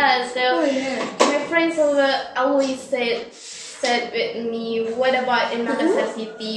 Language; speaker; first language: English; non-native, learner; Indonesian